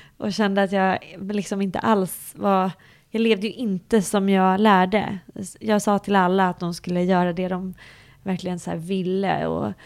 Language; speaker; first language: Swedish; early bilingual, other home language; English